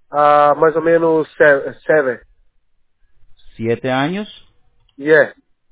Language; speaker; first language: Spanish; non-native, learner; Portuguese